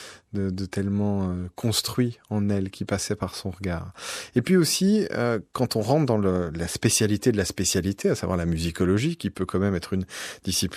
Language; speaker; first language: French; native; French